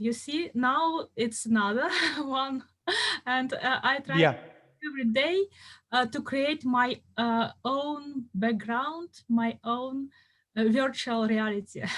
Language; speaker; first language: English; non-native, fluent; Russian